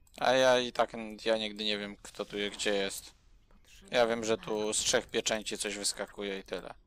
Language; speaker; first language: Polish; native; Polish